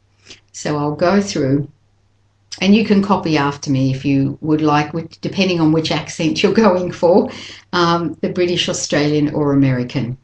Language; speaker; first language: English; native; English